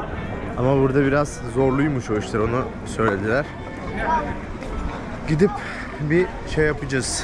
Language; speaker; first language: Turkish; native; Turkish